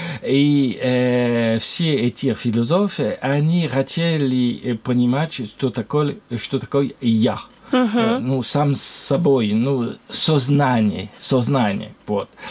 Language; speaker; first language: Russian; non-native, learner; French